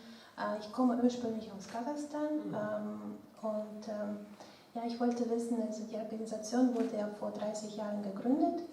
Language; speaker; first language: German; non-native, fluent; Russian